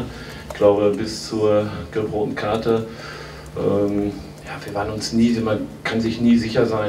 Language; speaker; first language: German; native; German